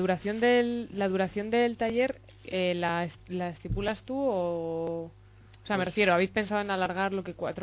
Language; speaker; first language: Spanish; native; Spanish